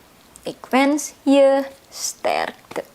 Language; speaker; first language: Dutch; non-native, fluent; Indonesian